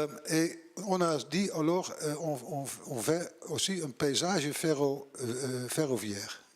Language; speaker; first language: French; non-native, learner; Dutch